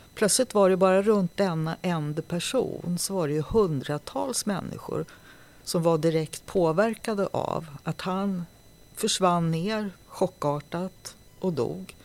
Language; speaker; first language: Swedish; native; Swedish